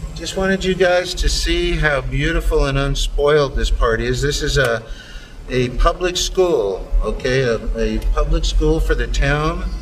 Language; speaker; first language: English; native; English